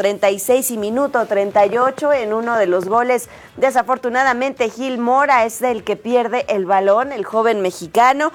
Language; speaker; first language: Spanish; native; Spanish